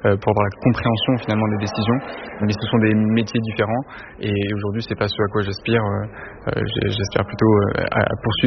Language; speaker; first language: French; native; French